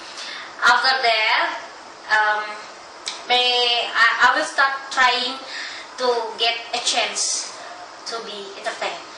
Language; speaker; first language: English; non-native, learner; Indonesian